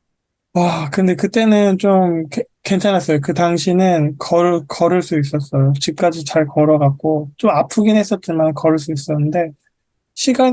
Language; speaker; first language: Korean; native; Korean